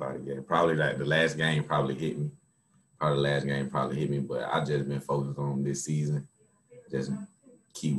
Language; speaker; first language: English; native; English